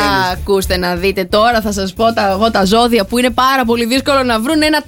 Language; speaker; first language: Greek; native; Greek